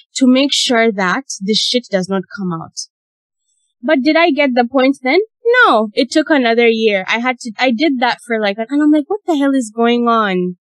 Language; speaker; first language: English; non-native, local second language; Ganda